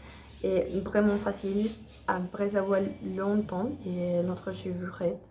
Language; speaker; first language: French; non-native, learner; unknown